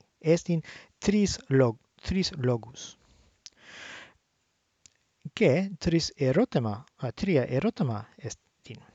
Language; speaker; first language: Greek; non-native, learner; English